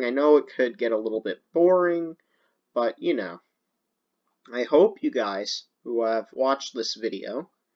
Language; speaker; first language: English; native; English